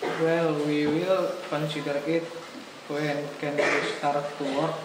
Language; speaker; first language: English; non-native, learner; Indonesian